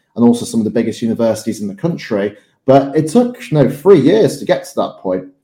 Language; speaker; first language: English; native; English